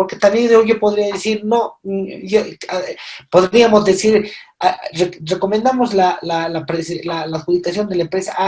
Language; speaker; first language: Spanish; native; Spanish